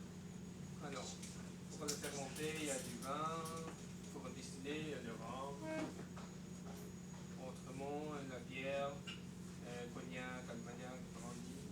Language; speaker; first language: French; non-native, learner; Japanese